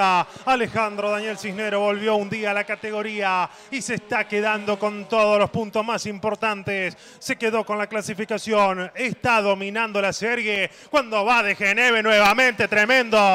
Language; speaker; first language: Spanish; native; Spanish